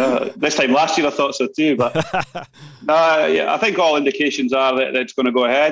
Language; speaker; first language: English; native; English